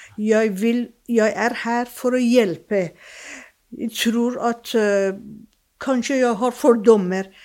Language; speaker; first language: Norwegian; non-native, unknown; Persian